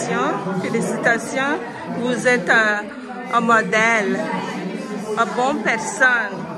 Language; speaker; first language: French; non-native, learner; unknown